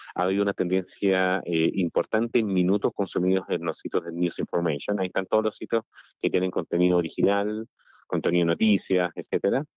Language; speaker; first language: Spanish; native; Spanish